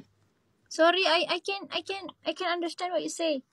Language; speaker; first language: English; non-native, learner; Indonesian